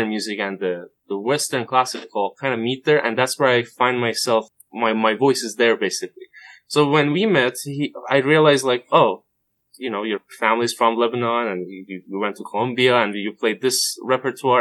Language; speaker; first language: English; non-native, fluent; Persian